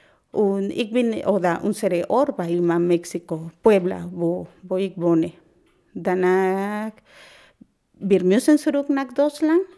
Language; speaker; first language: German; non-native, learner; Spanish